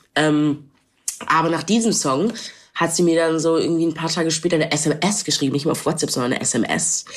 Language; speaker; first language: German; non-native, local second language; English